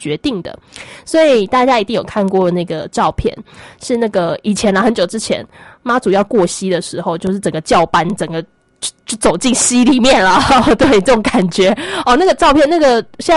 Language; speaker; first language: Chinese; native; Chinese